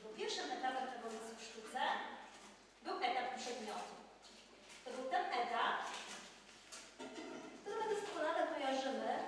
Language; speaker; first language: Polish; native; Polish